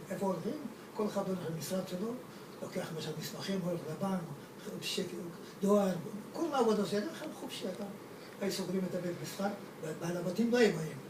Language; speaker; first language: Hebrew; non-native, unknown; Persian